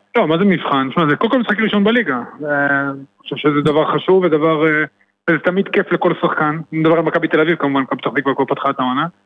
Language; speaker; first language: Hebrew; native; Hebrew